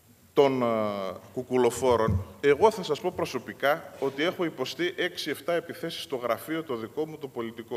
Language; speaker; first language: Greek; native; Greek